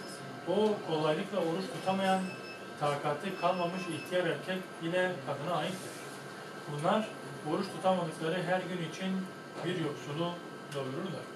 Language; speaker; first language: Turkish; native; Turkish